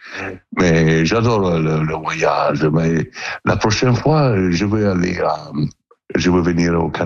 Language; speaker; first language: French; non-native, learner; Italian